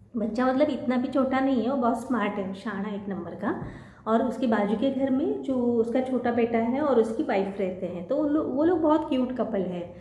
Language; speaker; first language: Hindi; non-native, local second language; Marathi